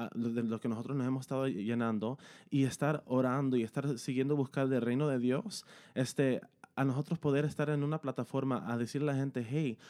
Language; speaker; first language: Spanish; early bilingual, heritage; Spanish